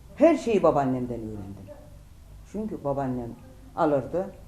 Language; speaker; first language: Turkish; native; Turkish